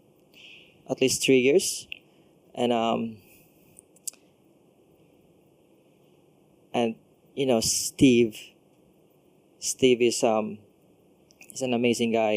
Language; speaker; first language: English; non-native, local second language; Cebuano